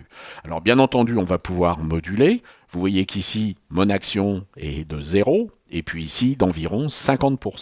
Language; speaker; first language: French; native; French